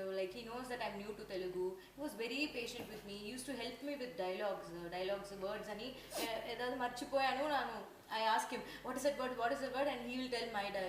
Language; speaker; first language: Telugu; non-native, learner; Tamil